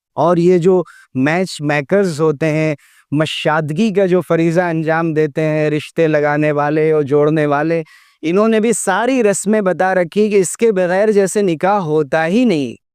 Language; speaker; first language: Urdu; native; Urdu